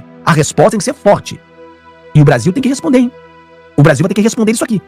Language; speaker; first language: Portuguese; native; Portuguese